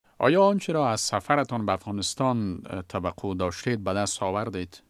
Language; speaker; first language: Persian; native; Persian